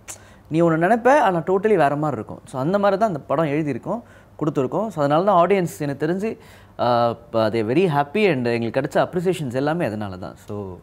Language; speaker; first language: Tamil; native; Tamil